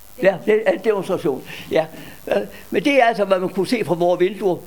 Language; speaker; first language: Danish; native; Danish